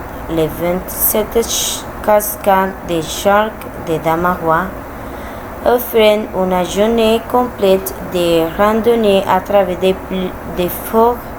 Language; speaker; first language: French; non-native, learner; Spanish